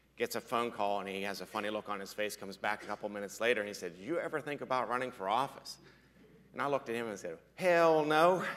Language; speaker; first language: English; native; English